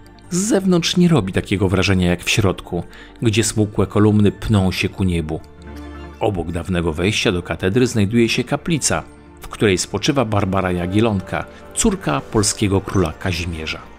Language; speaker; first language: Polish; native; Polish